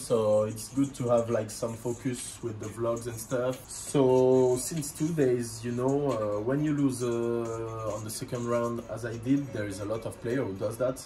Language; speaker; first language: English; non-native, fluent; French